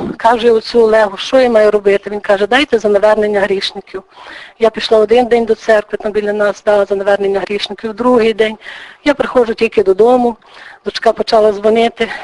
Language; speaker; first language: Ukrainian; native; Ukrainian